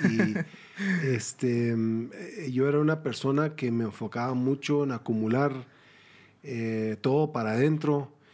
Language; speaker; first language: Spanish; early bilingual, heritage; Spanish